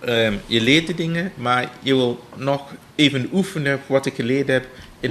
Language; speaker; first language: Dutch; non-native, fluent; English